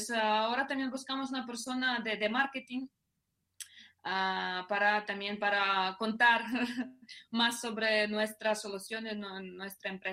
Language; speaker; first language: Spanish; non-native, fluent; Russian